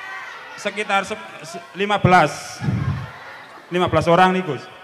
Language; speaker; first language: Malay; non-native, local second language; Javanese